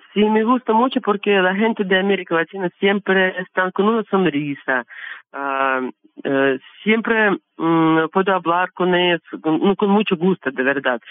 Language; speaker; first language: Spanish; non-native, learner; Russian